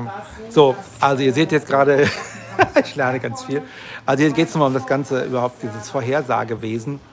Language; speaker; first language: German; native; German